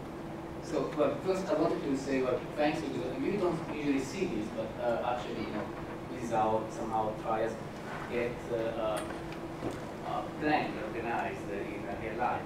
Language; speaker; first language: English; non-native, fluent; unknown